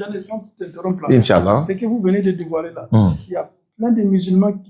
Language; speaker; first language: French; non-native, local second language; Bambara